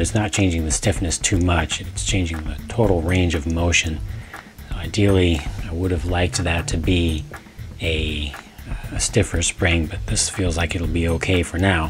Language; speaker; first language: English; native; English